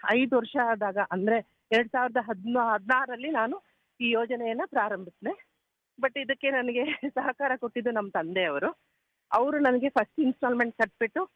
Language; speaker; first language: Kannada; native; Kannada